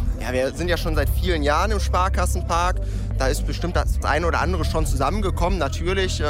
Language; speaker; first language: German; native; German